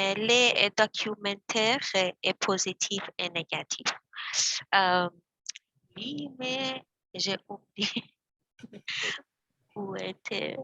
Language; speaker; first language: French; non-native, learner; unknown